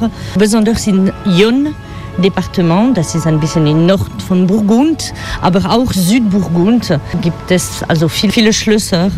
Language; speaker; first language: German; non-native, fluent; French